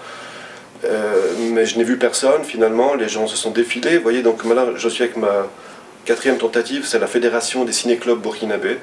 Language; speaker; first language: French; native; French